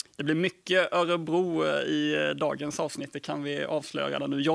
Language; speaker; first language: Swedish; native; Swedish